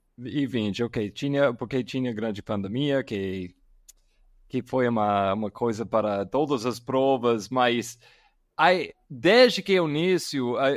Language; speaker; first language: Portuguese; non-native, fluent; English